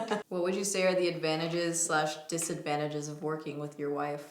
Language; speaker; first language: English; native; English